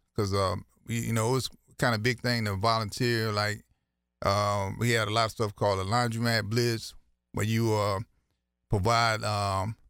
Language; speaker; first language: English; native; English